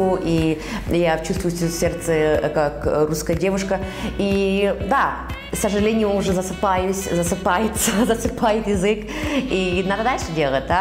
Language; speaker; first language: Russian; early bilingual, heritage; Russian